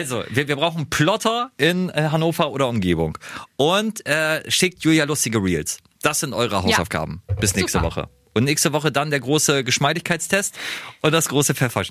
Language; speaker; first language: German; native; German